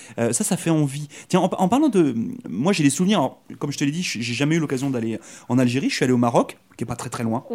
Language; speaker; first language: French; native; French